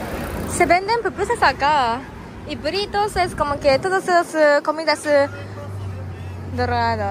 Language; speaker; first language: Spanish; non-native, learner; Japanese